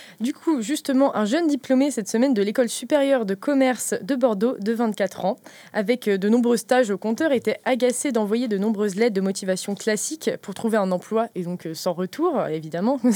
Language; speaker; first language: French; native; French